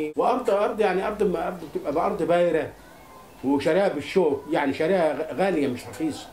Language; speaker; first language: Arabic; native; Arabic